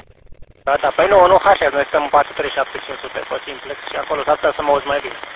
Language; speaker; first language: Romanian; native; Romanian